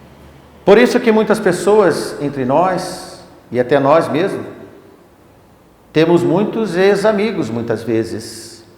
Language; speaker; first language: Portuguese; native; Portuguese